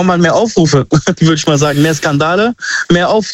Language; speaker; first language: German; early bilingual, other home language; Arabic